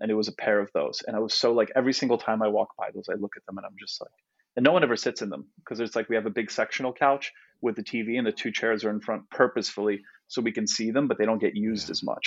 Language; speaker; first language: English; non-native, fluent; Polish